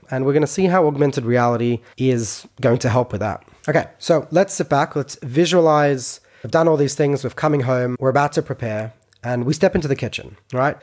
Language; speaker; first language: English; non-native, fluent; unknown